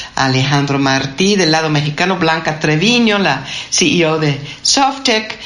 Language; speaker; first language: Spanish; non-native, fluent; English